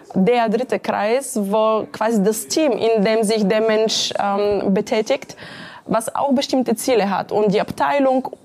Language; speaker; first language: German; non-native, fluent; Bulgarian